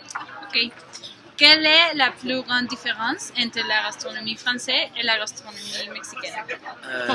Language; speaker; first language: French; non-native, learner; Spanish